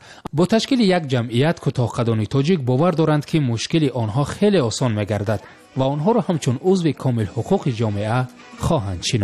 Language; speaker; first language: Tajik; native; Tajik